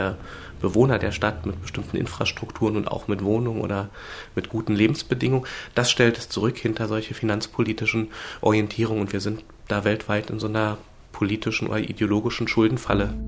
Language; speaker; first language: German; native; German